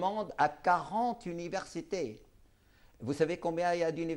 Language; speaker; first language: French; non-native, local second language; Arabic